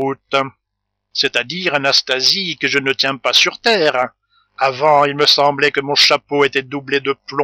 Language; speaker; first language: French; native; French